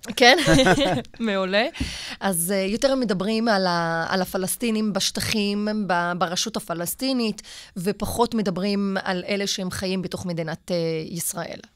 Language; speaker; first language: Hebrew; non-native, local second language; Arabic